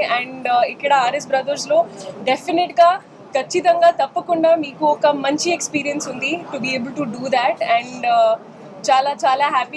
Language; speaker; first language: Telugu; non-native, fluent; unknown